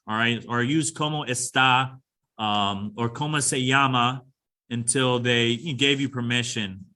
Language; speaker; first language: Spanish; non-native, fluent; English